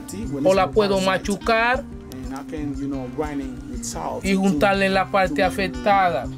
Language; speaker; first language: Spanish; native; Spanish